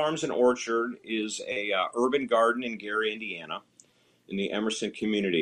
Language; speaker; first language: English; native; English